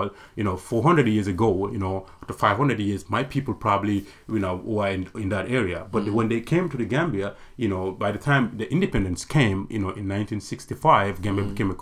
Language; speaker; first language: English; non-native, local second language; Mandingo